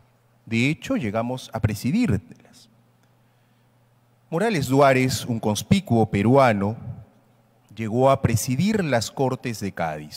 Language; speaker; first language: Spanish; native; Spanish